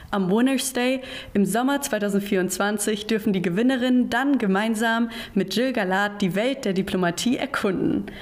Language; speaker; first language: German; native; German